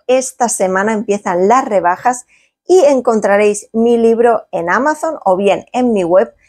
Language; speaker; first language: Spanish; native; Spanish